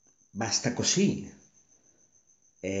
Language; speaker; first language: Italian; non-native, learner; Spanish